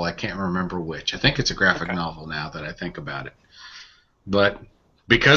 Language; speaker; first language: English; native; English